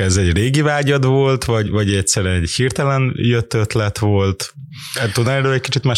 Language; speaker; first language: Hungarian; native; Hungarian